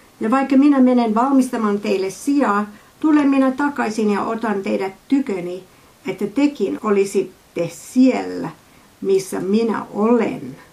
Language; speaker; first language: Finnish; non-native, fluent; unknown